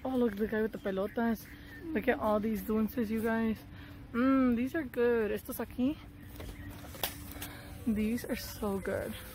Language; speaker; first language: English; early bilingual, other home language; Spanish